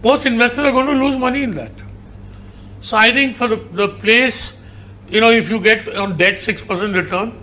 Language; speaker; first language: English; non-native, local second language; Hindi